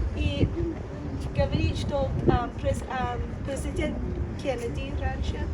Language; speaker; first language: Russian; non-native, learner; English